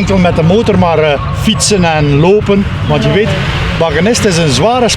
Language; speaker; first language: Dutch; native; Dutch